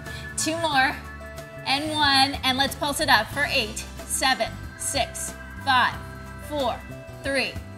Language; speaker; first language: English; native; English